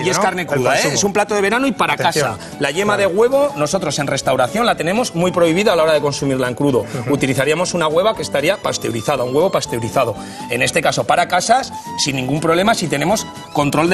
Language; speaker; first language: Spanish; native; Spanish